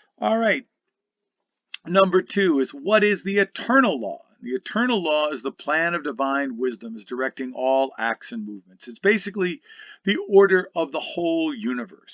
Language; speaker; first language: English; native; English